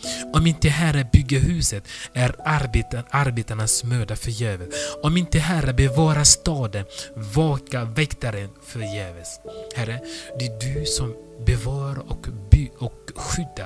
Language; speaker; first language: Swedish; non-native, fluent; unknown